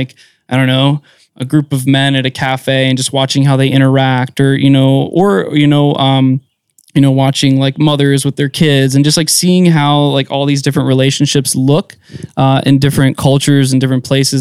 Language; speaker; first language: English; native; English